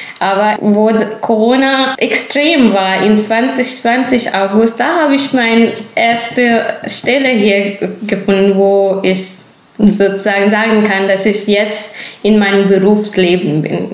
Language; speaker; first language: German; non-native, fluent; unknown